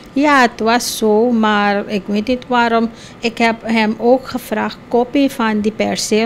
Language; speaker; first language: Dutch; non-native, local second language; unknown